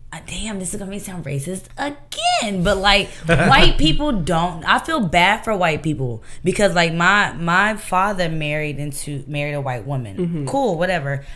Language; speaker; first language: English; native; English